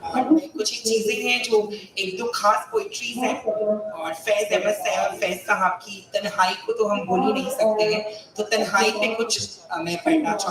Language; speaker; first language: Hindi; native; Hindi